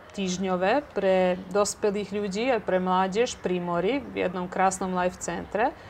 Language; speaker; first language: Slovak; early bilingual, heritage; Croatian